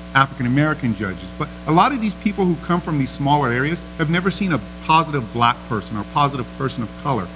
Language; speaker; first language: English; native; English